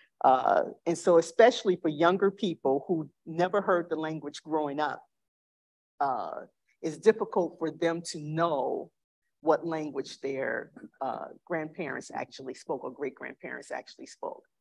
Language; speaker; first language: English; native; English